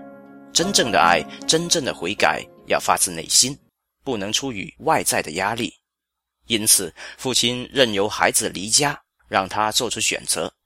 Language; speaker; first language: Chinese; native; Chinese